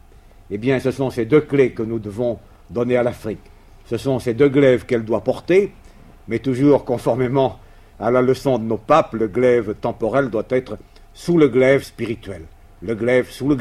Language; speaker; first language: French; native; French